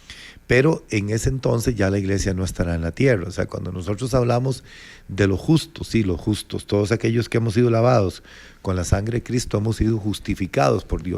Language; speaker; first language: Spanish; native; Spanish